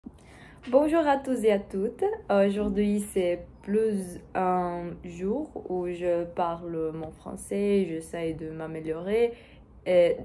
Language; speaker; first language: French; non-native, learner; Portuguese